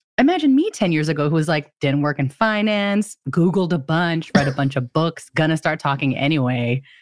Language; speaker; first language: English; early bilingual, other home language; Filipino